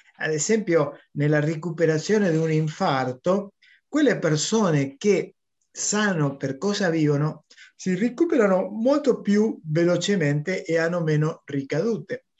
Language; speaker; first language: Italian; non-native, fluent; Spanish